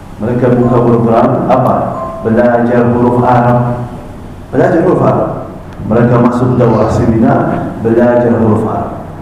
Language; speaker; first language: Malay; non-native, fluent; Arabic